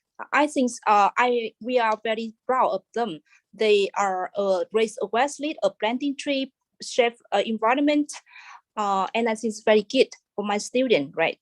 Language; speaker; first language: English; non-native, fluent; Vietnamese